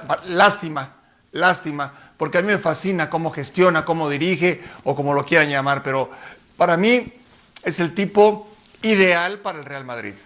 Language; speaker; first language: Spanish; native; Spanish